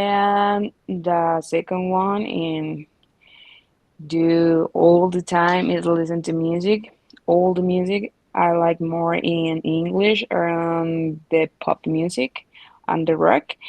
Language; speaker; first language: English; non-native, learner; Spanish